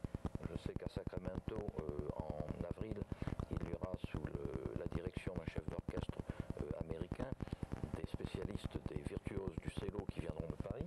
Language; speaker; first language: French; native; French